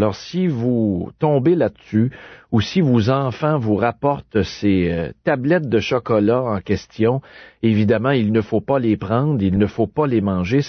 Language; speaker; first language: French; native; French